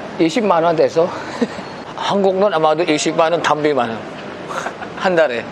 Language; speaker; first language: Korean; non-native, learner; Filipino